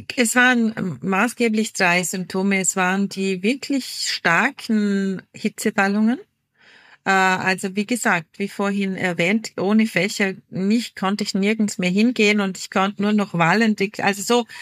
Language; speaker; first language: German; native; German